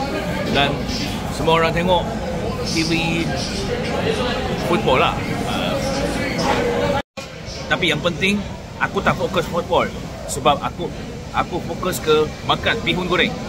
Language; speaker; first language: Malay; non-native, fluent; Korean